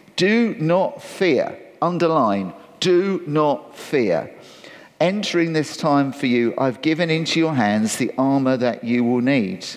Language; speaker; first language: English; native; English